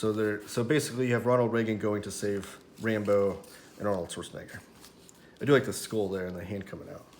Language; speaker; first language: English; native; English